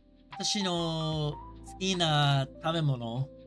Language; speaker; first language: Japanese; non-native, learner; English